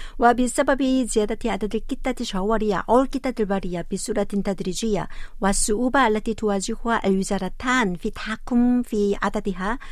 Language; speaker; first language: Arabic; non-native, fluent; Korean